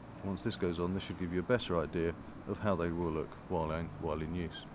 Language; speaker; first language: English; native; English